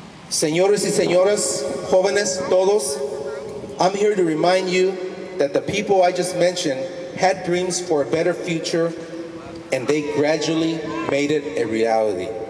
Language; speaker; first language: English; early bilingual, other home language; Spanish